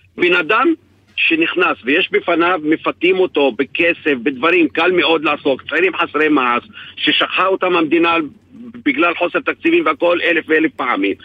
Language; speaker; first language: Hebrew; non-native, local second language; Arabic